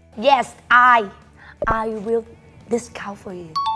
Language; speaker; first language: English; non-native, learner; Thai